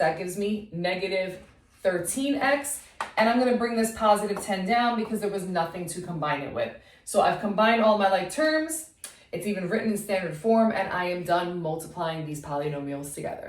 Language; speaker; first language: English; native; English